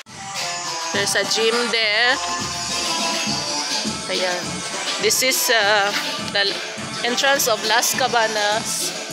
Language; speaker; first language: English; non-native, local second language; Filipino